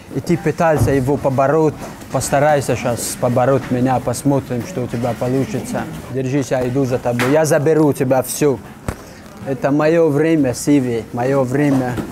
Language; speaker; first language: Russian; non-native, local second language; Tajik